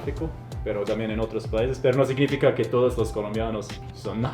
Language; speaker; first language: Spanish; non-native, fluent; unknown